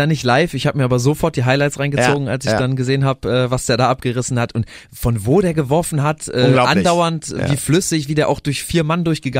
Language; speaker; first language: German; native; German